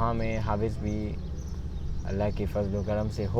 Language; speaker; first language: Hindi; non-native, learner; Burmese